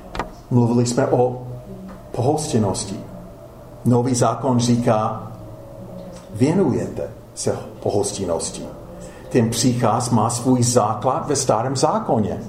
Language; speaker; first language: Czech; non-native, fluent; English